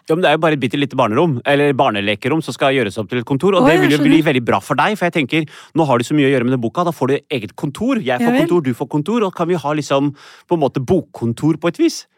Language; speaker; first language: Norwegian; early bilingual, other home language; Urdu